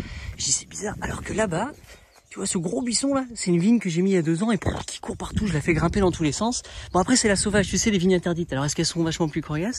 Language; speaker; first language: French; native; French